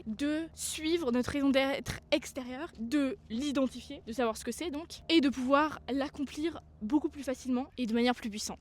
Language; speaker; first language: French; native; French